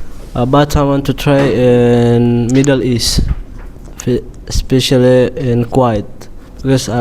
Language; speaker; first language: English; non-native, learner; Indonesian